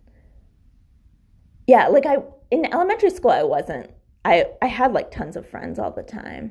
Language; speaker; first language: English; native; English